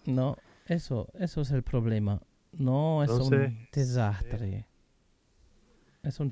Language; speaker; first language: Spanish; non-native, learner; German